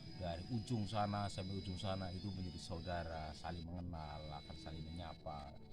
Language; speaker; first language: Indonesian; non-native, local second language; Javanese